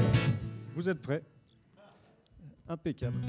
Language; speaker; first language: French; native; French